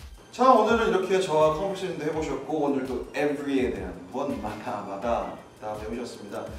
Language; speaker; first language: Korean; native; Korean